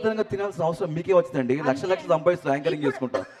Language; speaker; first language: Telugu; native; Telugu